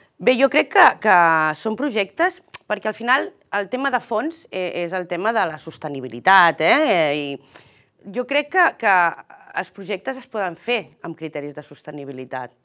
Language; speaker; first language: Catalan; early bilingual, other home language; Spanish